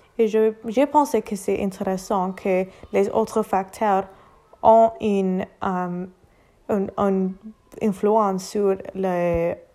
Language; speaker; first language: French; non-native, learner; English